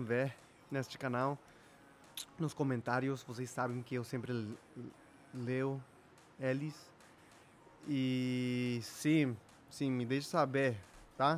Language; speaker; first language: Portuguese; non-native, fluent; Spanish